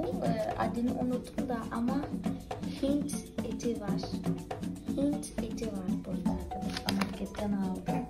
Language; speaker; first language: Turkish; non-native, fluent; Portuguese